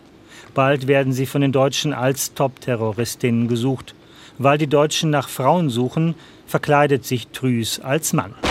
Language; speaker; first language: German; native; German